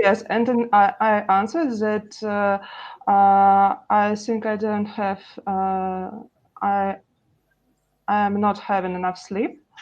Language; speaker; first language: English; non-native, learner; Russian